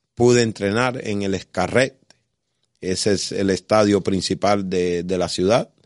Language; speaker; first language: Spanish; native; Spanish